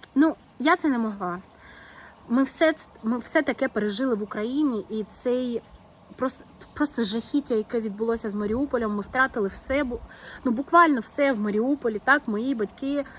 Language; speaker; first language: Ukrainian; non-native, local second language; Russian